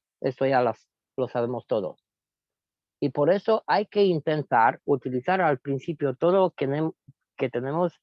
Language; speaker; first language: Spanish; non-native, fluent; Romanian